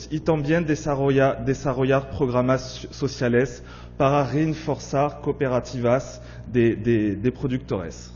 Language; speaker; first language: Spanish; non-native, fluent; French